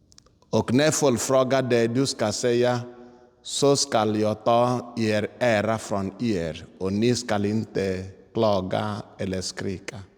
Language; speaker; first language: Swedish; non-native, fluent; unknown